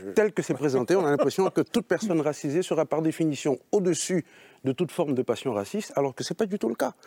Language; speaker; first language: French; native; French